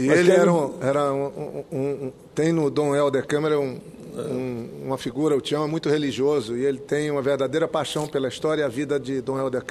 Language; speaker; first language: Portuguese; native; Portuguese